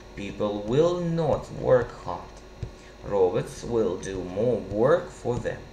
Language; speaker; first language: English; non-native, fluent; Russian